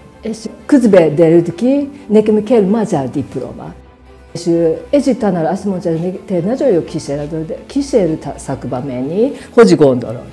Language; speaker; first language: Hungarian; non-native, learner; Japanese